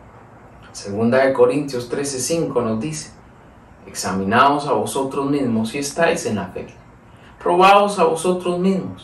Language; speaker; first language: Spanish; native; Spanish